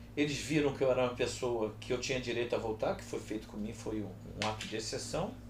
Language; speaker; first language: Portuguese; early bilingual, other home language; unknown